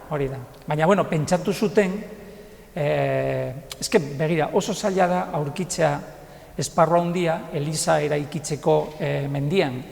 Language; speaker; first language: Basque; non-native, local second language; Spanish